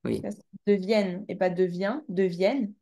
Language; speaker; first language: French; native; French